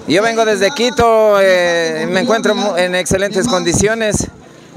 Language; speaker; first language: Spanish; native; Spanish